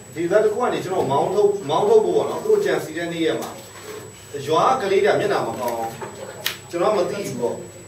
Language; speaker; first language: Burmese; non-native, local second language; Hakha Chin